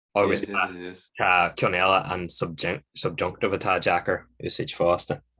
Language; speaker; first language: Irish; native; Irish